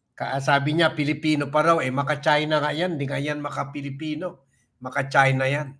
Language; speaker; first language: Filipino; native; Filipino